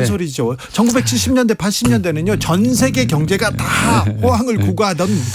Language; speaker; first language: Korean; native; Korean